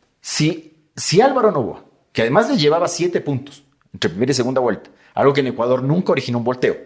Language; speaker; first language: Spanish; native; Spanish